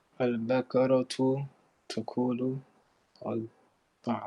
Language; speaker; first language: Arabic; non-native, learner; English